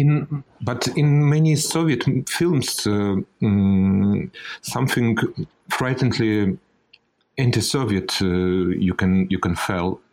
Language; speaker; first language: English; non-native, fluent; Russian